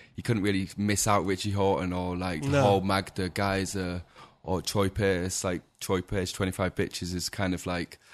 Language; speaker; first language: English; native; English